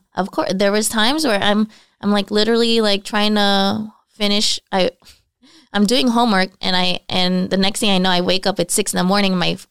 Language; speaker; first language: English; early bilingual, other home language; Filipino